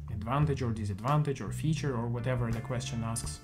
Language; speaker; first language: English; non-native, fluent; Russian